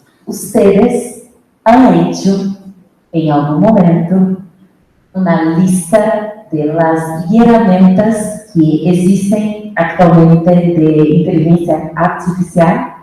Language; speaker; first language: Spanish; non-native, fluent; Portuguese